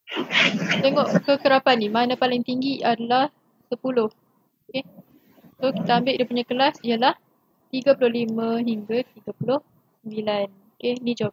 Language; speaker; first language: Malay; native; Malay